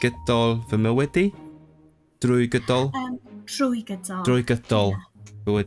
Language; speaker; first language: Welsh; non-native, learner; Cantonese